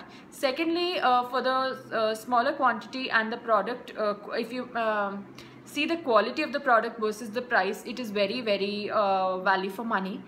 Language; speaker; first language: English; non-native, local second language; Hindi